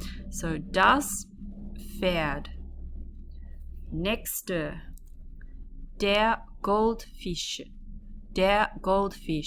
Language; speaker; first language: German; non-native, learner; English